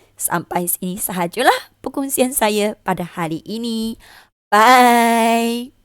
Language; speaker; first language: Malay; non-native, local second language; Chinese